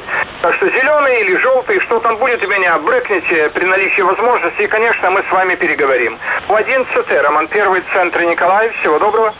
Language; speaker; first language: Russian; native; Russian